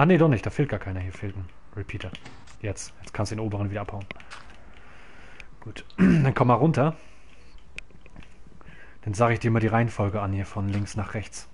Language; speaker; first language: German; native; German